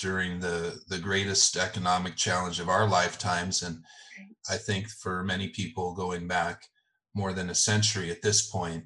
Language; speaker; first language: English; native; English